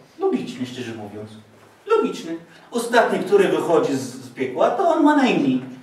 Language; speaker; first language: Polish; non-native, fluent; Arabic